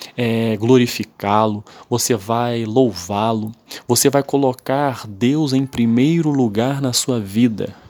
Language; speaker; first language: Portuguese; native; Portuguese